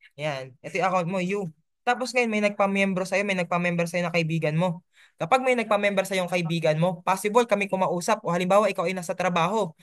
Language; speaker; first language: Filipino; native; Filipino